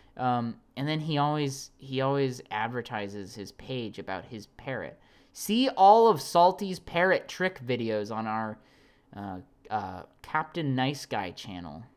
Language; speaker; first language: English; native; English